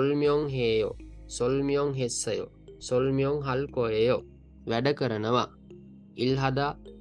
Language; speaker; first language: Korean; non-native, learner; Sinhala